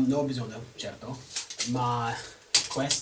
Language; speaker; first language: Italian; non-native, learner; English